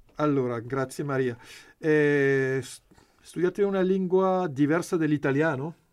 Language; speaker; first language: Italian; native; Italian